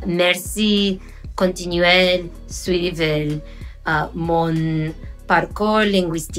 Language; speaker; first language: French; non-native, learner; English